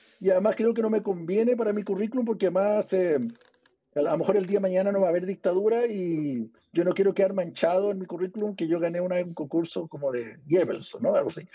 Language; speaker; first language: Spanish; early bilingual, other home language; English